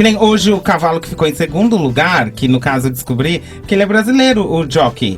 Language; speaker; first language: Portuguese; native; Portuguese